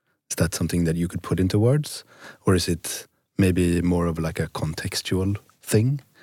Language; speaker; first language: English; non-native, fluent; Swedish